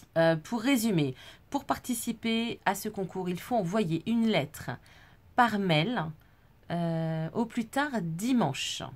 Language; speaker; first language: French; native; French